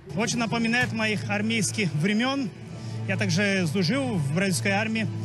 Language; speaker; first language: Russian; non-native, fluent; Portuguese